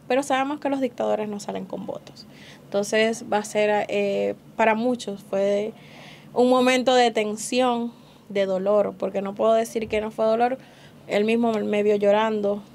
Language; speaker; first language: Spanish; native; Spanish